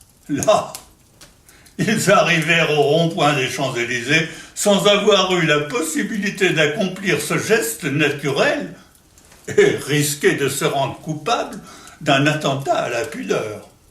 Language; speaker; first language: French; native; French